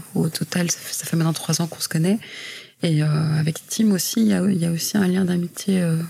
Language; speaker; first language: French; native; French